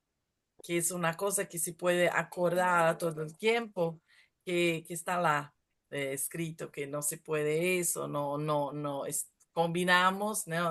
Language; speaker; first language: Spanish; non-native, fluent; Portuguese